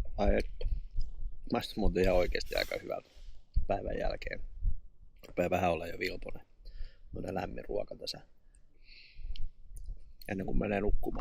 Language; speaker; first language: Finnish; native; Finnish